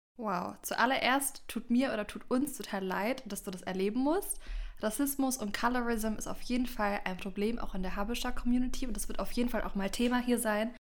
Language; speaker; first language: German; early bilingual, other home language; Amharic